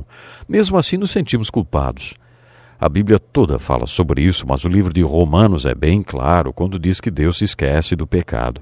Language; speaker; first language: Portuguese; native; Portuguese